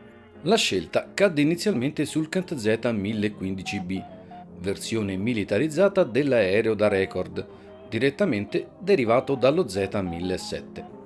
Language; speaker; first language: Italian; native; Italian